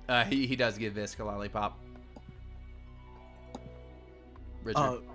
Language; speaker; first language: English; native; English